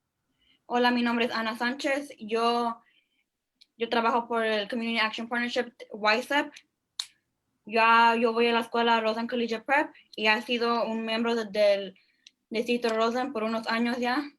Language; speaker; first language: Spanish; early bilingual, heritage; Spanish